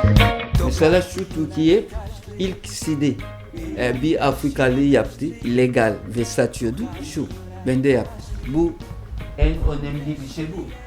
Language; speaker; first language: Turkish; non-native, learner; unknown